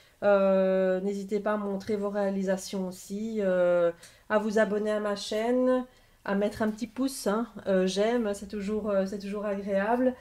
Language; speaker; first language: French; native; French